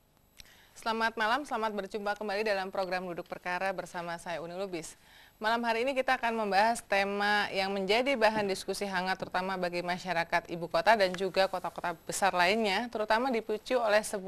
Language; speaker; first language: Indonesian; native; Indonesian